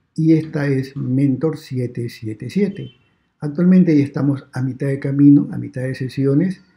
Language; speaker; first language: Spanish; native; Spanish